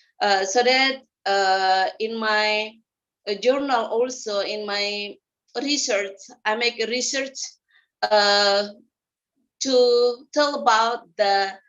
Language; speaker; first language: English; non-native, fluent; Indonesian